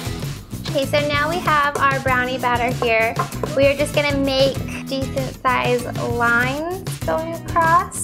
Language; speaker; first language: English; native; English